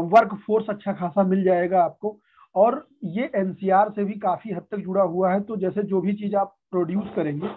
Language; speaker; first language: Hindi; native; Hindi